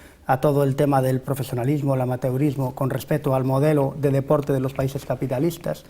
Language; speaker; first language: Spanish; native; Spanish